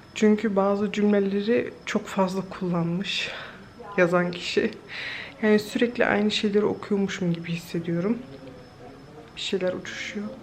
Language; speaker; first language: Turkish; early bilingual, other home language; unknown